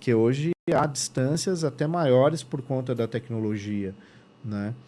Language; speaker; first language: Portuguese; native; Portuguese